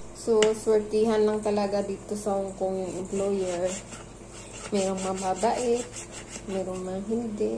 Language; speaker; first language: Filipino; non-native, local second language; Hiligaynon